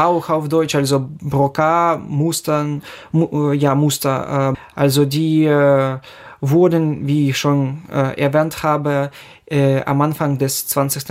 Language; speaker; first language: German; non-native, fluent; Ukrainian